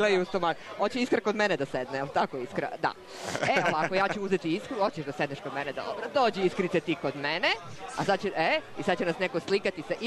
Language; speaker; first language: Serbian; native; Serbian